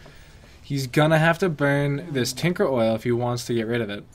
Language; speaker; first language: English; native; English